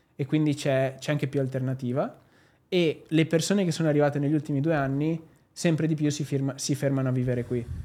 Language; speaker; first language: Italian; native; Italian